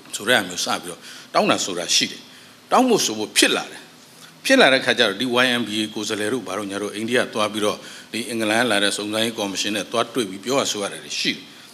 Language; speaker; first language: Burmese; native; Burmese